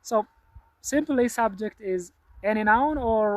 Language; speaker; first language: English; non-native, local second language; Amharic